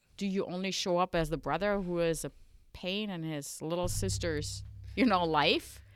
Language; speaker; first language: English; non-native, fluent; German